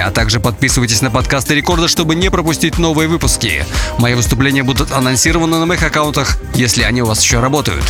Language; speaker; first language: Russian; native; Russian